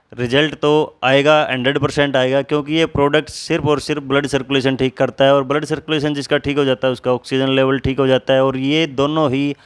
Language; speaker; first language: Hindi; native; Hindi